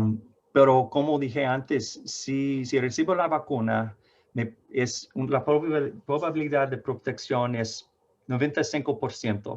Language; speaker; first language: Spanish; non-native, fluent; English